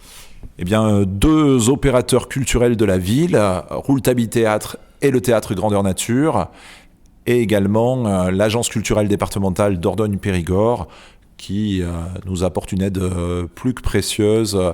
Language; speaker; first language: French; native; French